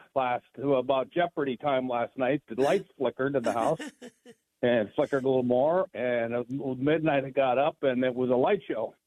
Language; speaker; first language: English; native; English